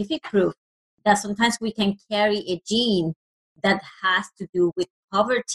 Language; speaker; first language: English; non-native, fluent; Spanish